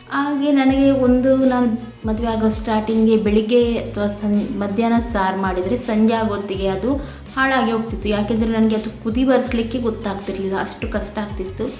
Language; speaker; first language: Kannada; non-native, local second language; Konkani